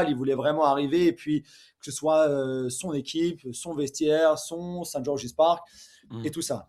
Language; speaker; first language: French; native; French